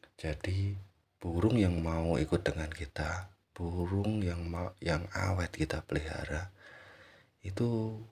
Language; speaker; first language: Indonesian; native; Indonesian